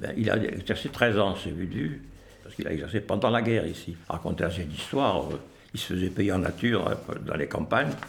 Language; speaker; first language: French; native; French